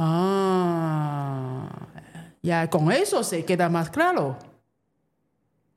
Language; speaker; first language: Spanish; non-native, fluent; Chinese